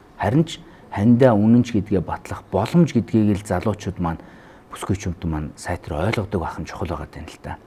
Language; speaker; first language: Mongolian; native; Mongolian